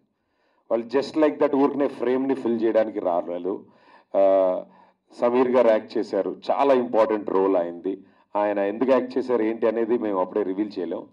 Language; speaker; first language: Telugu; native; Telugu